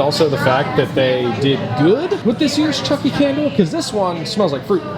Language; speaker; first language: English; native; English